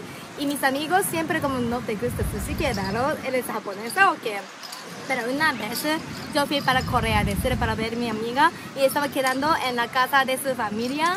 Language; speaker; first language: Spanish; non-native, fluent; Japanese